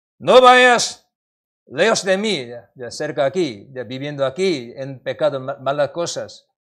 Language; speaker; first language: Spanish; non-native, learner; Korean